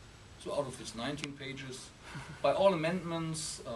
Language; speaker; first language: English; non-native, fluent; German